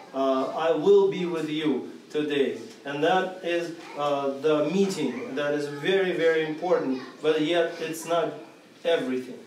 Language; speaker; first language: English; non-native, fluent; Russian